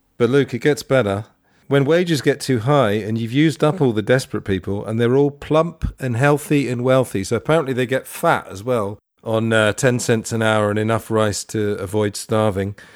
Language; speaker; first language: English; native; English